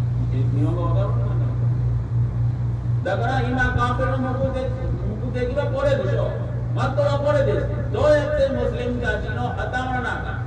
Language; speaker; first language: Japanese; non-native, learner; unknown